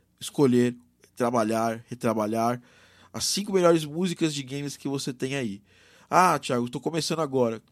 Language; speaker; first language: Portuguese; native; Portuguese